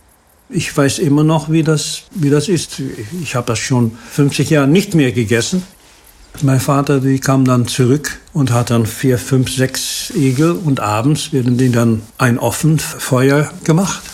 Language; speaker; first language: German; non-native, fluent; Dutch